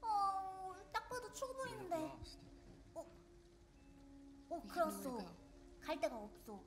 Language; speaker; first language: Korean; native; Korean